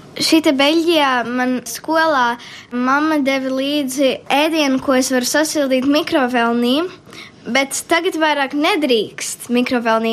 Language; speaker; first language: Latvian; early bilingual, heritage; Latvian